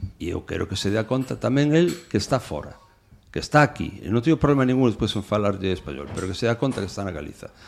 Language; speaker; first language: Galician; non-native, local second language; Spanish